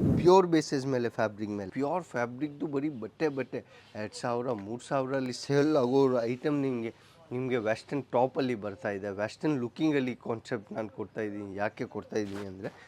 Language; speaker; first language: Kannada; non-native, local second language; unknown